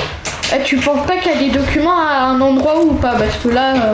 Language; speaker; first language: French; native; French